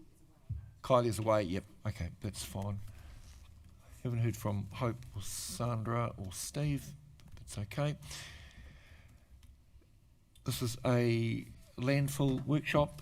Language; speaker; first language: English; native; English